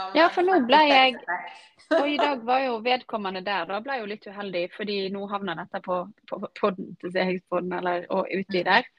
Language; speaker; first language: Norwegian; native; Norwegian